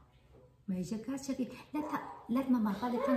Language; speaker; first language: French; non-native, learner; Vietnamese